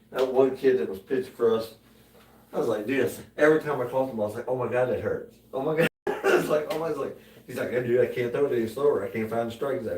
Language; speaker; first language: English; native; English